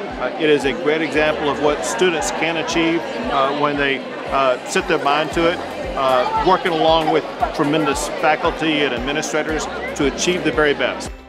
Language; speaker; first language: English; native; English